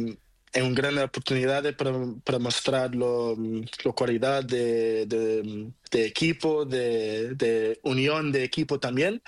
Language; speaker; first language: Spanish; non-native, learner; Portuguese